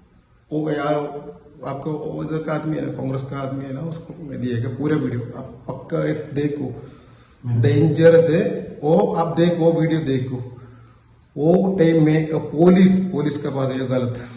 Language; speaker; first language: Hindi; non-native, local second language; Malayalam